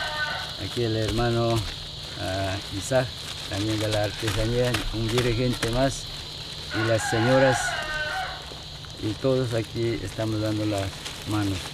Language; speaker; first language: Spanish; non-native, local second language; Quechua